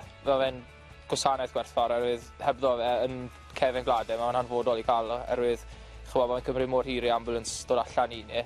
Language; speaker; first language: Welsh; native; Welsh